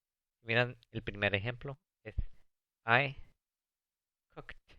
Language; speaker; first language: Spanish; early bilingual, heritage; English